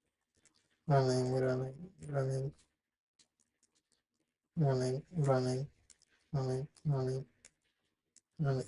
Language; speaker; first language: English; non-native, fluent; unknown